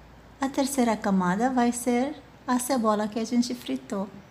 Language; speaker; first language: Portuguese; non-native, fluent; Arabic